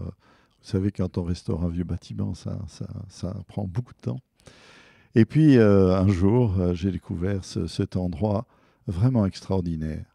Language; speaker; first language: French; native; French